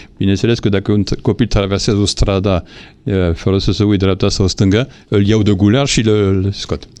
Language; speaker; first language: Romanian; non-native, fluent; French